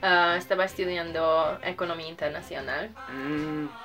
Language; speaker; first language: Spanish; non-native, fluent; Hungarian